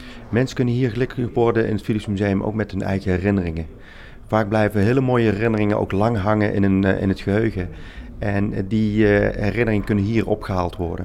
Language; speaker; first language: Dutch; native; Dutch